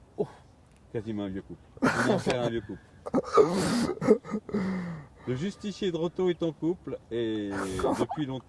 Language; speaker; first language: French; native; French